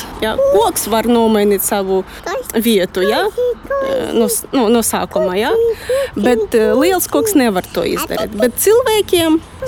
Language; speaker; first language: Latvian; non-native, learner; Russian